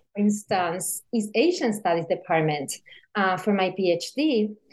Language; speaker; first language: English; non-native, fluent; Spanish